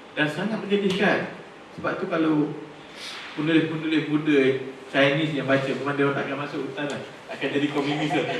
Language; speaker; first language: Malay; native; Malay